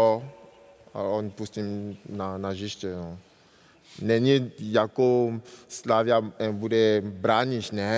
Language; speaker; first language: Czech; non-native, learner; French